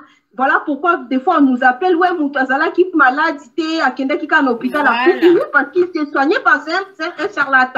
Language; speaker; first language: French; non-native, local second language; Lingala